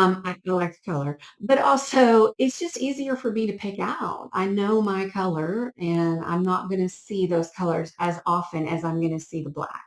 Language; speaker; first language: English; native; English